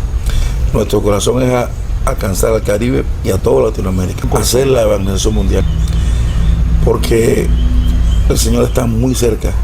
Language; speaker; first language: Spanish; native; Spanish